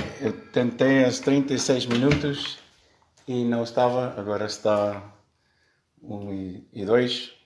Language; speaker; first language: Portuguese; early bilingual, heritage; Portuguese